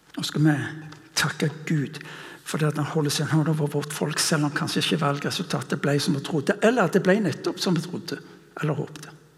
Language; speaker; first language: Norwegian; non-native, fluent; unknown